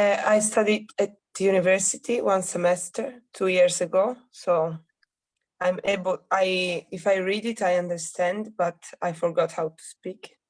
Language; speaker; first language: English; non-native, fluent; Italian